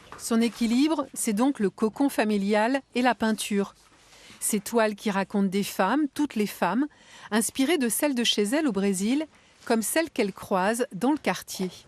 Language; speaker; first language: French; native; French